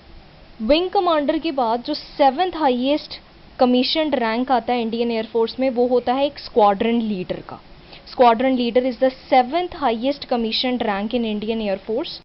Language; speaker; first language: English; non-native, local second language; Hindi